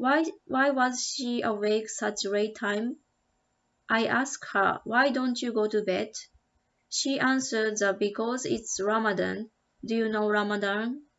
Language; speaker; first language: English; non-native, learner; Japanese